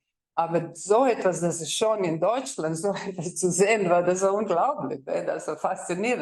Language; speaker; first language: German; non-native, fluent; Croatian